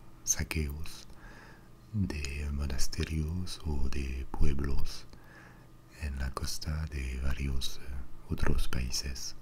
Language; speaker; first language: Spanish; non-native, fluent; French